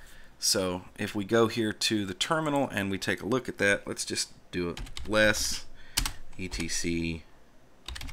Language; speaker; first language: English; native; English